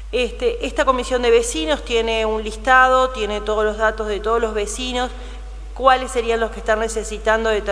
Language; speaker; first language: Spanish; native; Spanish